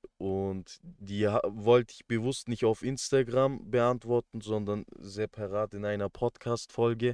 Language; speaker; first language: German; early bilingual, other home language; Turkish